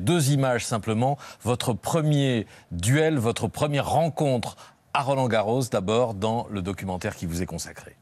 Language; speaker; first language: French; native; French